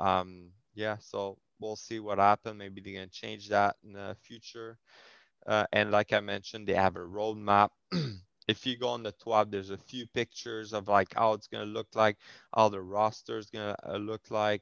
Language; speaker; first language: English; non-native, fluent; French